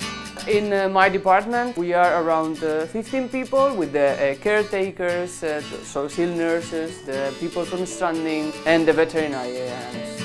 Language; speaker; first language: English; non-native, fluent; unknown